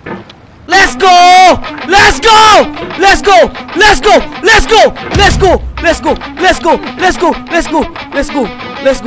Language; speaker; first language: English; non-native, learner; Indonesian